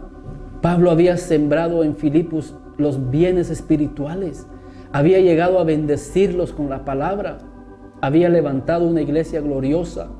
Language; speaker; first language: Spanish; native; Spanish